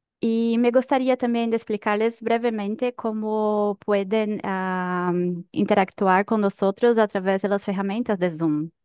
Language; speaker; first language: Spanish; non-native, fluent; Portuguese